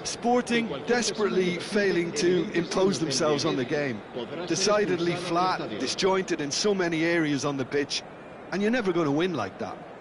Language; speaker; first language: English; native; English